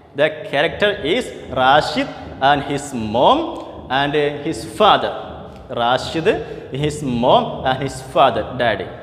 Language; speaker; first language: English; non-native, local second language; Malayalam